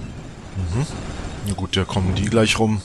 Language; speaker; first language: German; native; German